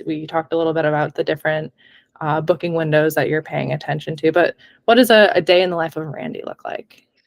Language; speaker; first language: English; native; English